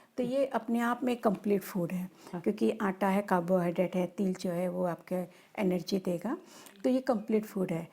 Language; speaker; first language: Hindi; non-native, local second language; Marathi